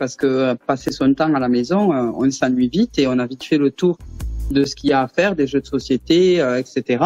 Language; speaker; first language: French; native; French